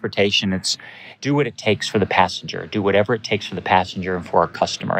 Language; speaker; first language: English; native; English